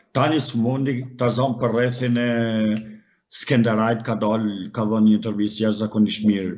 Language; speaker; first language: Albanian; native; Albanian